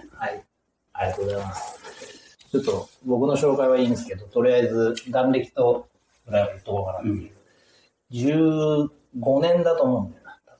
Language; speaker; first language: Japanese; native; Japanese